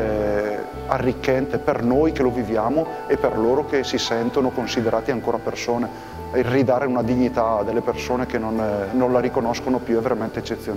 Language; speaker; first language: Italian; native; Italian